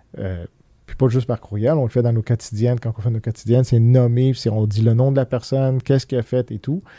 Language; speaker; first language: French; early bilingual, other home language; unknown